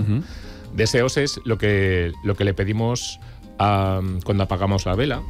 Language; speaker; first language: Spanish; native; Spanish